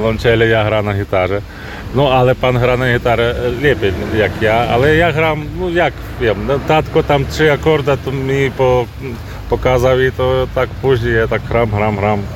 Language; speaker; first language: Polish; non-native, learner; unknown